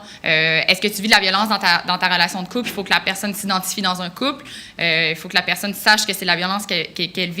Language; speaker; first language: French; native; French